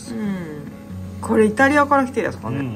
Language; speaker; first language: Japanese; native; Japanese